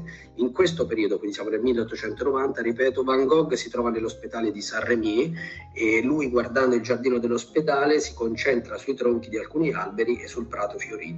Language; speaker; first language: Italian; native; Italian